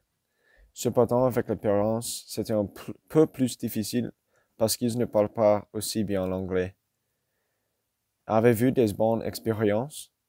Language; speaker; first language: French; non-native, learner; English